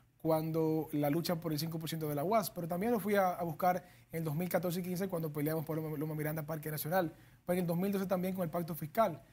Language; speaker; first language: Spanish; native; Spanish